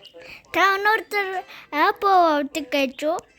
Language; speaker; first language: Mongolian; early bilingual, heritage; Mongolian